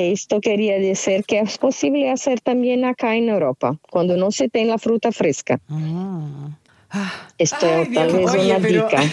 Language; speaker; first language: Spanish; non-native, fluent; Portuguese